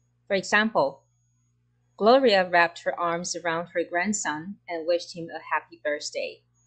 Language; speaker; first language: English; non-native, fluent; Chinese